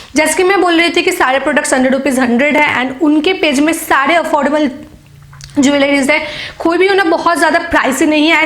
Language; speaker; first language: Hindi; non-native, local second language; Bangla